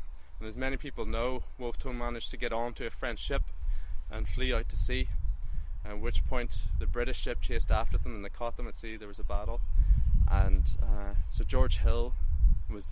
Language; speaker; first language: English; native; English